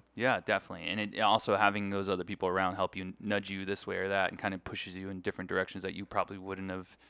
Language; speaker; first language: English; native; English